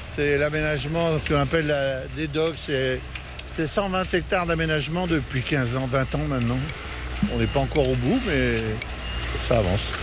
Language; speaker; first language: French; native; French